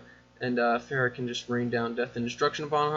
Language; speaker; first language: English; native; English